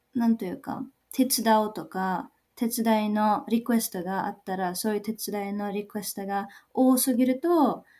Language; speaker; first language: Japanese; non-native, learner; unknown